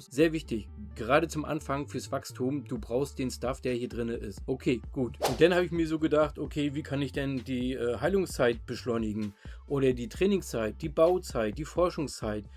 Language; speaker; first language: German; native; German